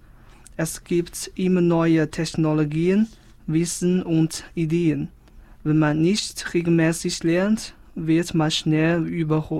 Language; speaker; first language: German; non-native, fluent; Chinese